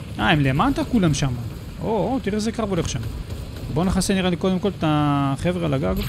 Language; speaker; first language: Hebrew; native; Hebrew